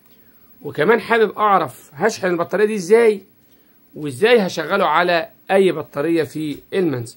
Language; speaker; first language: Arabic; native; Arabic